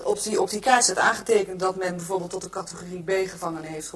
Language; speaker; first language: Dutch; native; Dutch